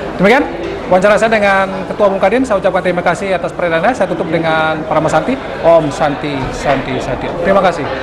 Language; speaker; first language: Indonesian; native; Indonesian